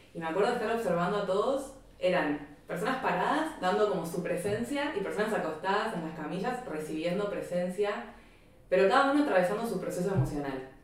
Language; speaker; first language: Spanish; native; Spanish